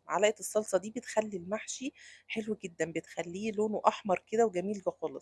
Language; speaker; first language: Arabic; native; Arabic